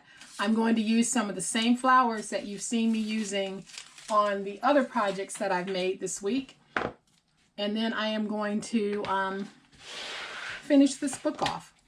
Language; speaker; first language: English; native; English